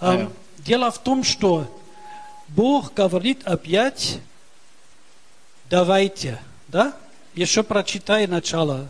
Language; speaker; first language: Russian; early bilingual, heritage; Russian